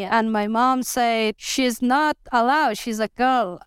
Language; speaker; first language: English; non-native, learner; Persian